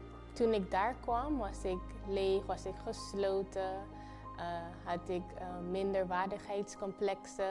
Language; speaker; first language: Dutch; non-native, fluent; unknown